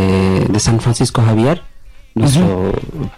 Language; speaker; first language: Spanish; non-native, learner; Bangla